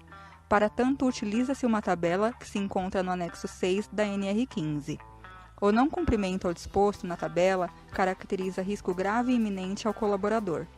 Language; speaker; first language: Portuguese; native; Portuguese